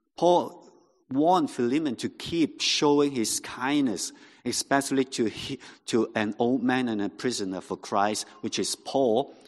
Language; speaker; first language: English; non-native, local second language; Cantonese